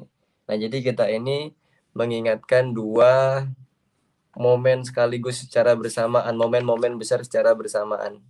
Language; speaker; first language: Indonesian; native; Indonesian